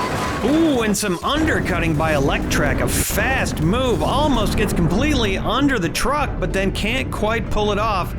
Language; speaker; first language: English; native; English